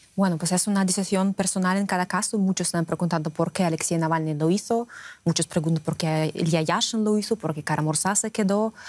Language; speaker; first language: Spanish; non-native, fluent; Russian